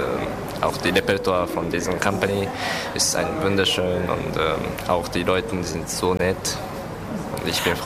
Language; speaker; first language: German; non-native, learner; Japanese